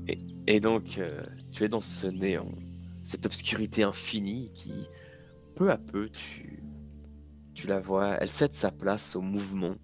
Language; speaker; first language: French; native; French